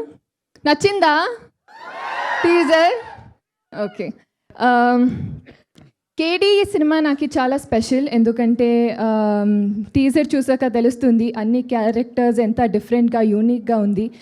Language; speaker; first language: Telugu; non-native, learner; Kannada